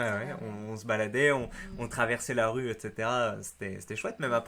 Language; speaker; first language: French; native; French